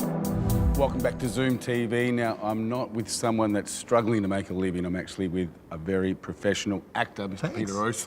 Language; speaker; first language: English; native; English